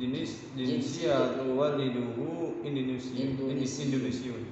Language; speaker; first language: Arabic; non-native, learner; Indonesian